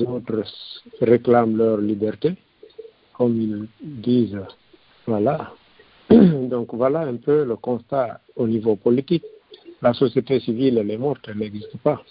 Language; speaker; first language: French; non-native, local second language; Fula